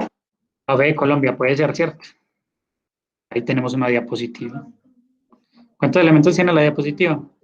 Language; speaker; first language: Spanish; native; Spanish